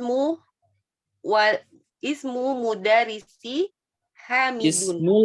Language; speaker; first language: Arabic; non-native, learner; Indonesian